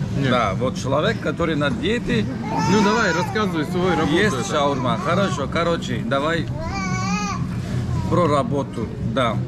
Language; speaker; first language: Russian; non-native, learner; Turkish